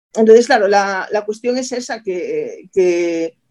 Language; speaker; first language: Spanish; native; Spanish